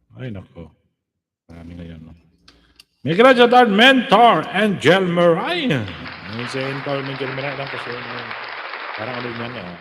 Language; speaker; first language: Filipino; non-native, local second language; Hiligaynon